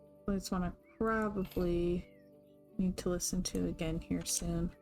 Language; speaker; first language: English; native; English